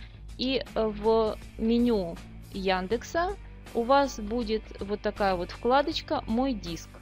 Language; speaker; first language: Russian; native; Russian